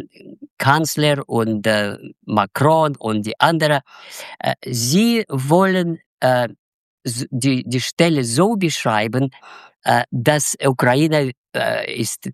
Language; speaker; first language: German; non-native, learner; Russian